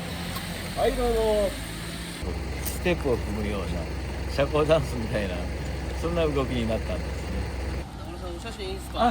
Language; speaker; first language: Japanese; native; Japanese